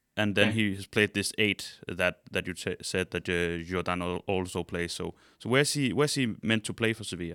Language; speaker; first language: English; non-native, fluent; Danish